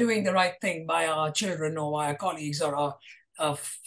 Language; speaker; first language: English; non-native, local second language; Malayalam